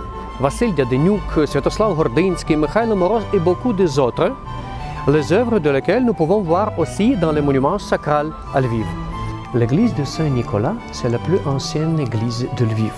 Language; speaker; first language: French; non-native, fluent; Ukrainian